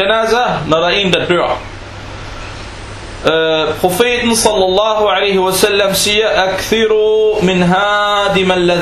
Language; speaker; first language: Danish; non-native, fluent; Arabic